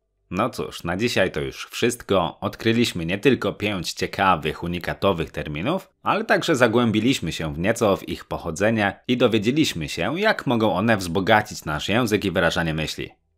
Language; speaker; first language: Polish; native; Polish